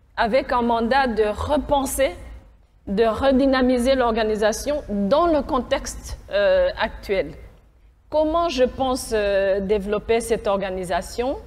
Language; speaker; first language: French; non-native, local second language; Kinyarwanda